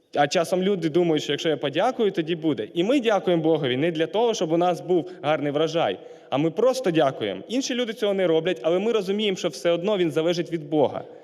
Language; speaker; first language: Ukrainian; non-native, local second language; Russian